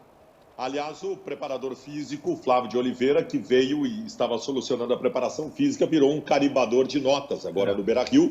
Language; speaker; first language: Portuguese; native; Portuguese